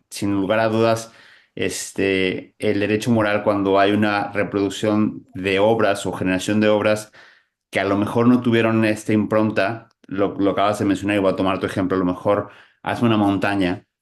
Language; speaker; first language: Spanish; native; Spanish